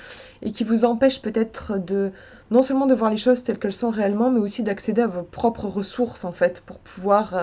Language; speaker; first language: French; native; French